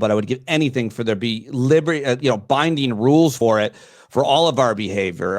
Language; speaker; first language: English; native; English